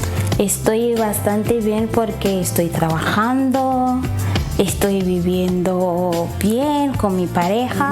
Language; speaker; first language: Spanish; non-native, fluent; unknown